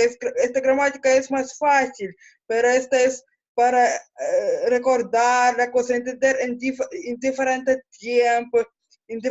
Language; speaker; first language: Spanish; non-native, learner; Russian